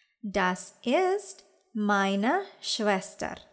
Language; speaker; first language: German; non-native, fluent; Indonesian